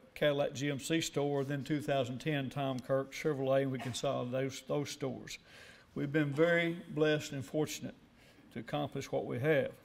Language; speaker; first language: English; native; English